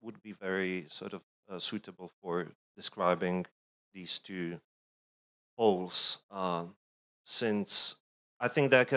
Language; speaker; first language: English; non-native, fluent; Czech